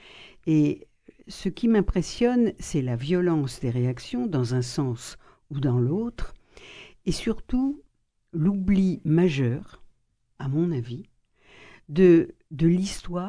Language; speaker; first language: French; native; French